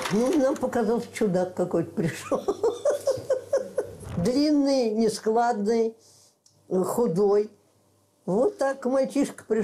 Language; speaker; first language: Russian; native; Russian